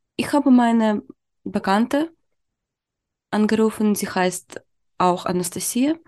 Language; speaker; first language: German; non-native, learner; Ukrainian